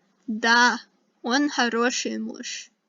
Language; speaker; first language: Russian; non-native, fluent; English